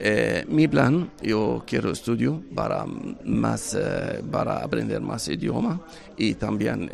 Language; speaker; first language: Spanish; non-native, learner; Arabic